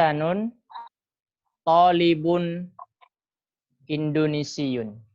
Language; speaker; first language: Arabic; non-native, fluent; Indonesian